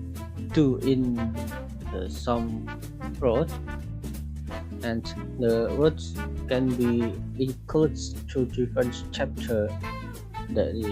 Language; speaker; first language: English; non-native, learner; Indonesian